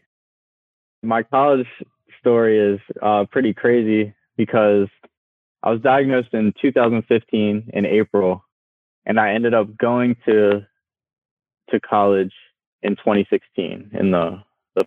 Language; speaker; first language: English; native; English